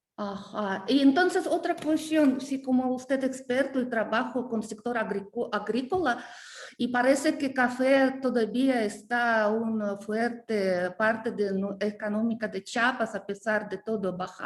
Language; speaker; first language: Spanish; non-native, learner; Russian